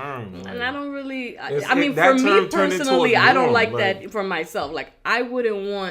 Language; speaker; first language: English; native; English